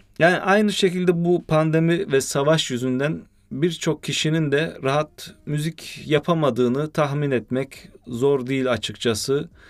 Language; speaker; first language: Turkish; early bilingual, heritage; Turkish